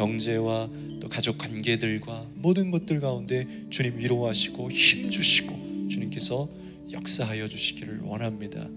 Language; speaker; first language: Korean; native; Korean